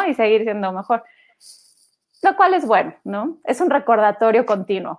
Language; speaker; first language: Spanish; native; Spanish